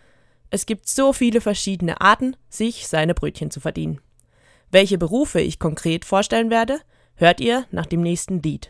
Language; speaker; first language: German; native; German